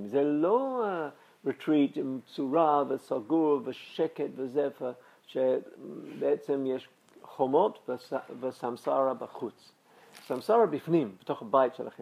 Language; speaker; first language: Hebrew; non-native, fluent; English